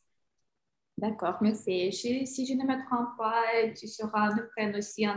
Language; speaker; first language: French; non-native, learner; Ukrainian